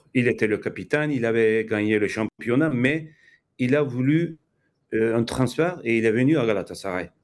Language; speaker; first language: French; non-native, fluent; Turkish